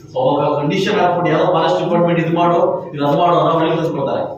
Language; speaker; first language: Kannada; native; Kannada